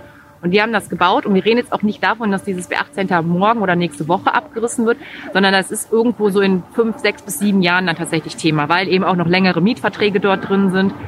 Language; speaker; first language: German; native; German